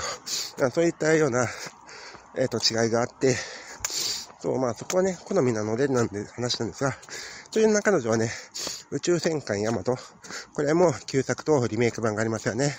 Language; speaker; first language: Japanese; native; Japanese